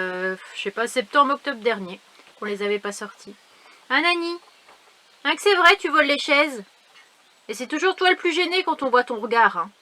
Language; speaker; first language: French; native; French